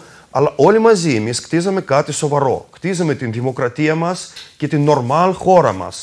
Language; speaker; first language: Greek; non-native, fluent; Russian